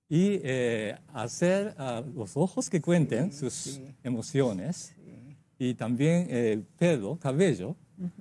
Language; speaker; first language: Spanish; non-native, fluent; Japanese